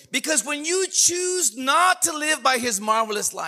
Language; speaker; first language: English; early bilingual, other home language; Spanish